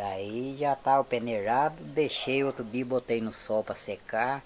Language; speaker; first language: Portuguese; native; Portuguese